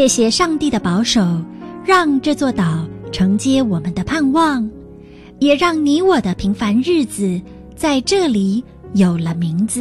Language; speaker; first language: Chinese; native; Chinese